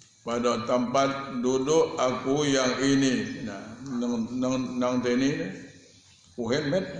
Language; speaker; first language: Malay; native; Malay